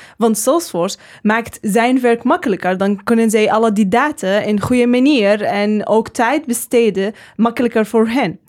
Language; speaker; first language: Dutch; non-native, learner; Arabic